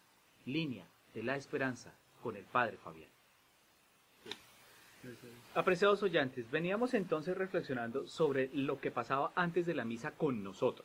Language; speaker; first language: Spanish; native; Spanish